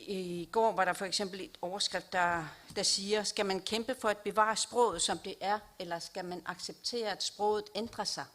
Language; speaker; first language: Danish; non-native, local second language; Kalaallisut